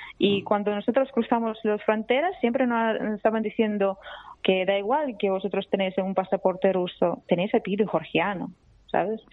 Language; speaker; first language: Spanish; non-native, fluent; Georgian